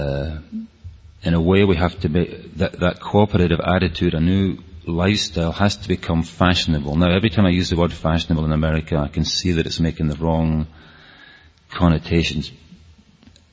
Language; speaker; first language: English; native; English